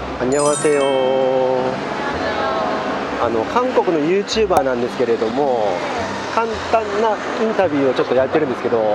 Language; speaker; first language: Japanese; non-native, fluent; Korean